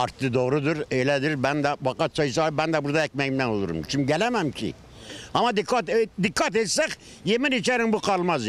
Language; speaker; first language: Turkish; native; Turkish